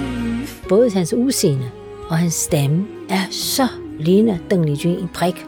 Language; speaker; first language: Danish; non-native, fluent; Chinese